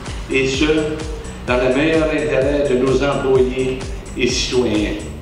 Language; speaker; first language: French; native; French